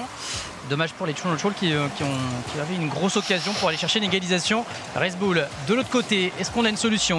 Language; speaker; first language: French; native; French